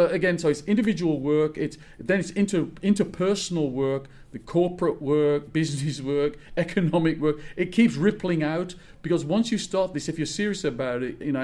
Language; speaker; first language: English; native; English